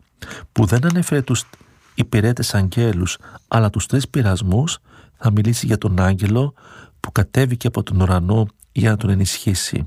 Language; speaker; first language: Greek; native; Greek